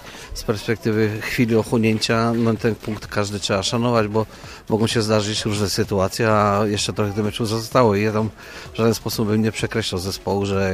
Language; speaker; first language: Polish; native; Polish